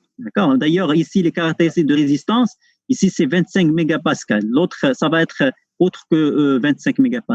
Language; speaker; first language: French; non-native, local second language; Arabic